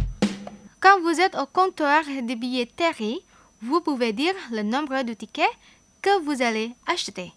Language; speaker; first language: French; non-native, fluent; Indonesian